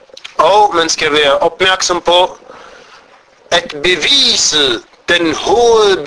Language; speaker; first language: Danish; non-native, fluent; Arabic